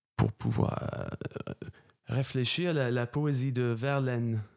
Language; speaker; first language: French; non-native, fluent; English